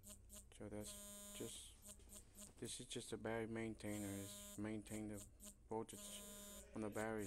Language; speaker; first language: English; non-native, fluent; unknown